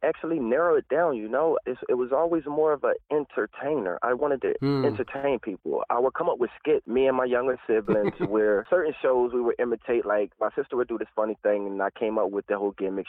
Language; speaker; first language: English; native; English